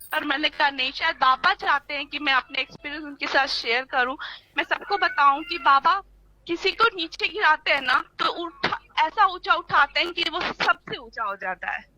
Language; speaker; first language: Hindi; native; Hindi